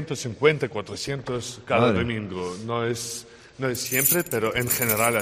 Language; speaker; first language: Spanish; non-native, learner; Ukrainian